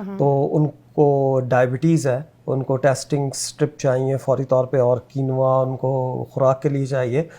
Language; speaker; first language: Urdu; non-native, local second language; Pashto